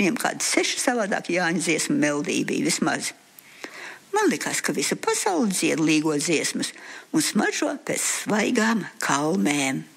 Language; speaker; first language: Latvian; early bilingual, heritage; Latvian